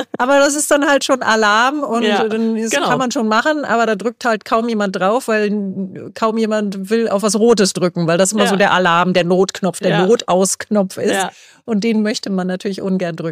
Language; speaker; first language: German; native; German